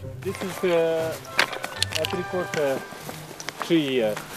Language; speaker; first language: English; non-native, learner; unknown